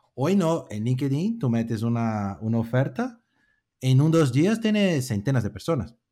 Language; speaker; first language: Spanish; non-native, fluent; Portuguese